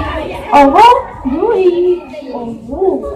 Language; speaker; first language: Russian; native; Russian